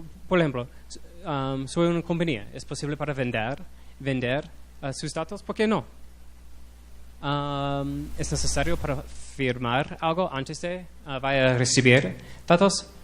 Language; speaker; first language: Spanish; non-native, learner; English